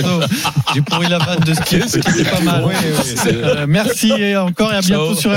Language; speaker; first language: French; native; French